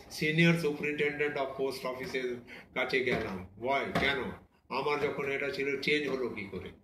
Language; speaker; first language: Bangla; non-native, local second language; Punjabi